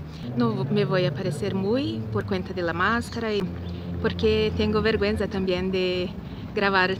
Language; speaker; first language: Spanish; non-native, learner; Portuguese